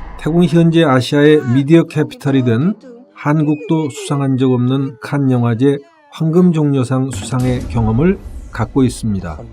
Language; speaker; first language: Korean; native; Korean